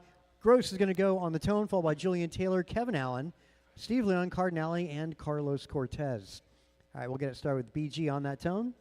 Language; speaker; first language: English; native; English